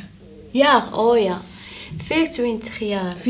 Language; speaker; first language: Dutch; non-native, learner; Arabic